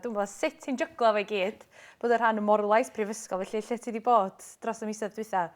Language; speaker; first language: Welsh; native; Welsh